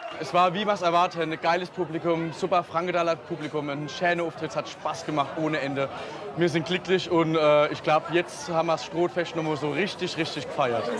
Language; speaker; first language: German; native; German